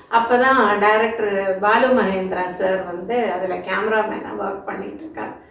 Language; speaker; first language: Tamil; non-native, local second language; Malayalam